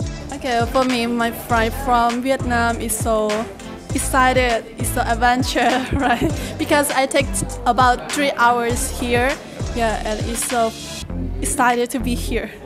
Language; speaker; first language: English; non-native, fluent; Lao